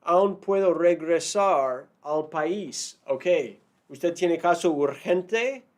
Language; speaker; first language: Spanish; non-native, fluent; English